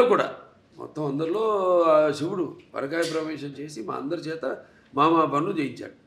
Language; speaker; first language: Telugu; native; Telugu